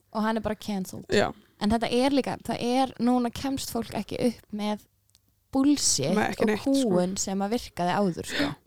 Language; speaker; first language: Icelandic; native; Icelandic